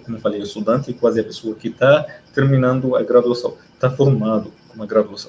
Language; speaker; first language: Portuguese; non-native, fluent; Arabic